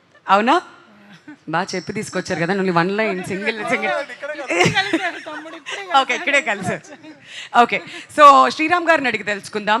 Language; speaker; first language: Telugu; native; Telugu